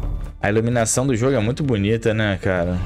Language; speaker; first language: Portuguese; native; Portuguese